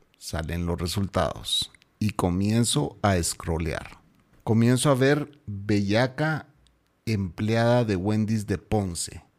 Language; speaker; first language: Spanish; native; Spanish